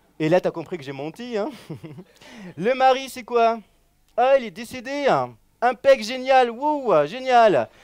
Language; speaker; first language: French; native; French